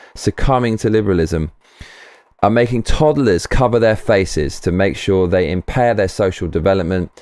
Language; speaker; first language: English; native; English